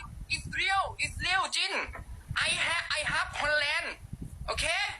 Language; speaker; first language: English; non-native, learner; Thai